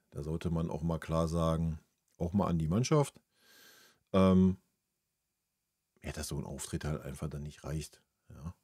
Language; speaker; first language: German; native; German